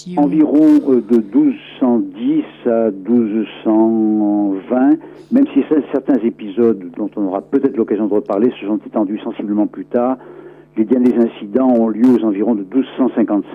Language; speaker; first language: French; native; French